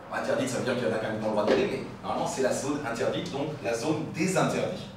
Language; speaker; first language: French; native; French